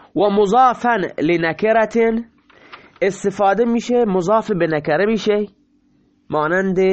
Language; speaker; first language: Persian; non-native, local second language; Baluchi